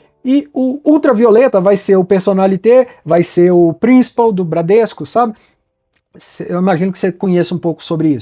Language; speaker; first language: Portuguese; native; Portuguese